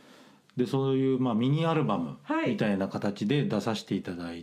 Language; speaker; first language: Japanese; native; Japanese